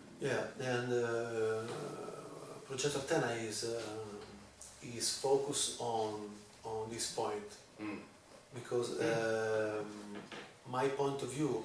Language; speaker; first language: English; non-native, learner; Italian